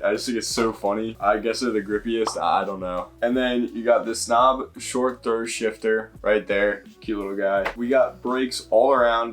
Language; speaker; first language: English; native; English